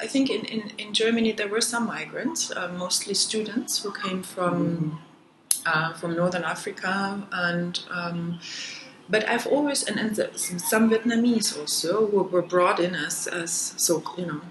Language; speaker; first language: English; non-native, fluent; German